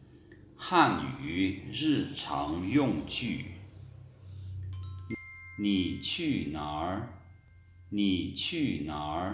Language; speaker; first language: Chinese; non-native, fluent; Lao